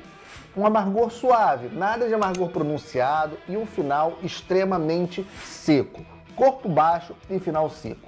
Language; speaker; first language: Portuguese; native; Portuguese